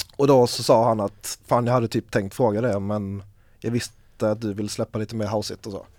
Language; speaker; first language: Swedish; native; Swedish